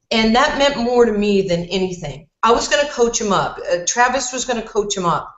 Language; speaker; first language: English; native; English